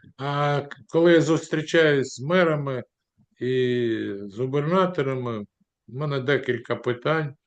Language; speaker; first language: Ukrainian; non-native, local second language; Russian